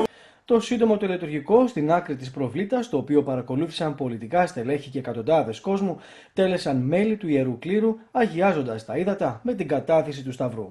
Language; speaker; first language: Greek; native; Greek